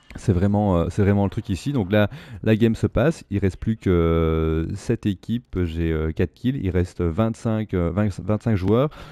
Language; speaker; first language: French; native; French